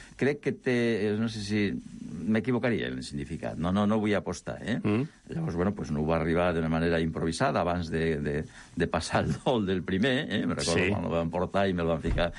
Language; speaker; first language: Catalan; non-native, local second language; Spanish